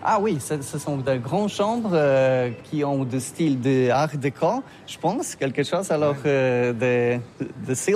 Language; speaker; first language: French; non-native, learner; Polish